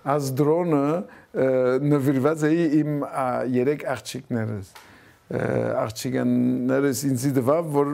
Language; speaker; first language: Armenian; early bilingual, heritage; Armenian